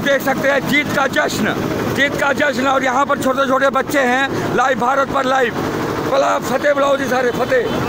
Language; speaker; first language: Hindi; non-native, local second language; Punjabi